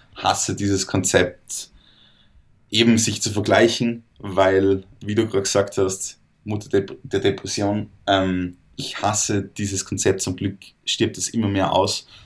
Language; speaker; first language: German; native; German